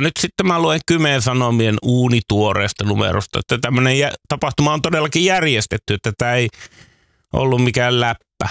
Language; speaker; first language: Finnish; native; Finnish